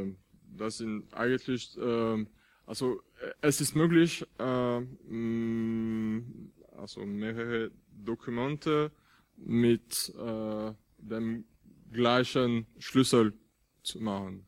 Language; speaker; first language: German; non-native, fluent; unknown